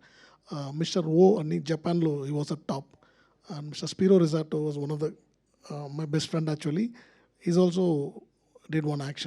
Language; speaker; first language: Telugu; non-native, learner; Tamil